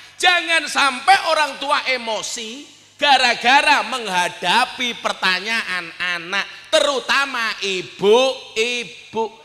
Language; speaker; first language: Indonesian; native; Indonesian